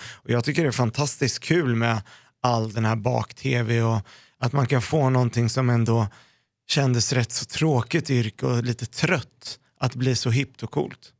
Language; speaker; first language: Swedish; early bilingual, other home language; Arabic